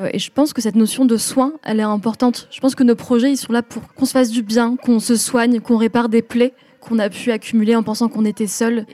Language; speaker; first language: French; early bilingual, other home language; Arabic